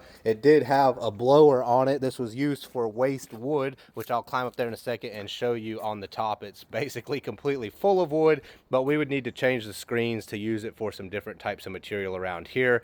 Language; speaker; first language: English; native; English